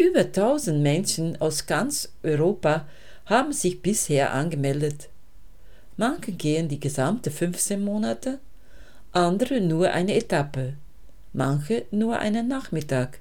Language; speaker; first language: German; native; German